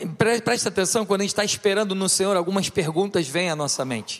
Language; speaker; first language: Portuguese; native; Portuguese